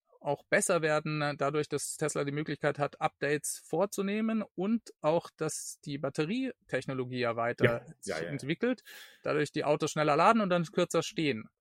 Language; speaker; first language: German; native; German